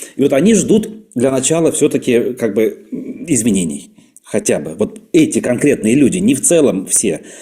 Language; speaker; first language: Russian; native; Russian